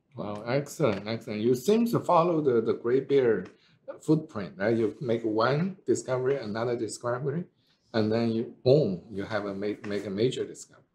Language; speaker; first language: English; non-native, fluent; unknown